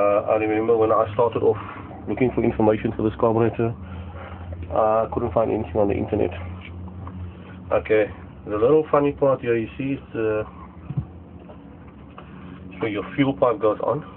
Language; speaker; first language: English; native; English